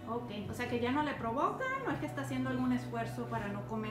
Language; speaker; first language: Spanish; native; Spanish